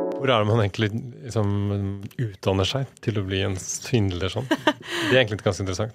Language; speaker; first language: Norwegian; native; Norwegian